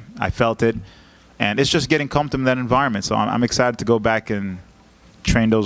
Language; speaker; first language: English; native; English